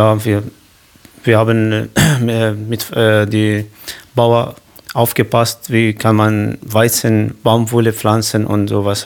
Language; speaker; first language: German; non-native, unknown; Kurdish